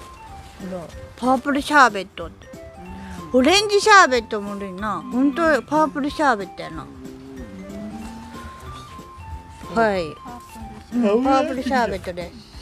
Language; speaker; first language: Japanese; native; Japanese